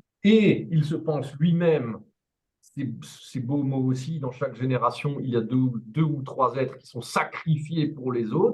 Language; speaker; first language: French; native; French